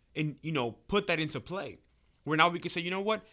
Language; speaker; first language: English; early bilingual, other home language; Spanish